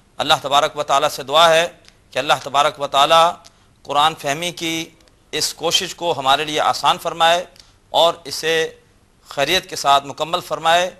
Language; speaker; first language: Urdu; native; Urdu